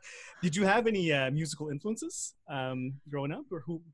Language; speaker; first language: English; native; English